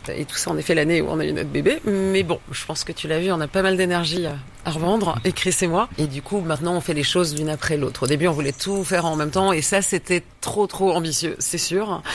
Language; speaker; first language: French; native; French